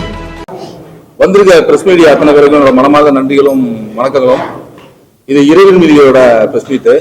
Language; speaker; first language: Tamil; native; Tamil